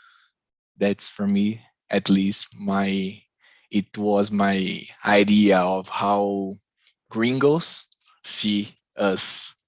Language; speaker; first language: English; non-native, learner; Portuguese